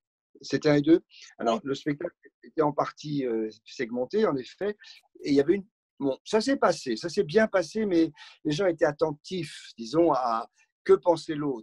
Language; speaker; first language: French; native; French